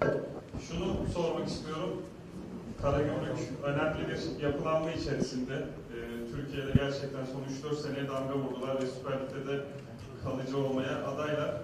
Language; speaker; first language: Turkish; native; Turkish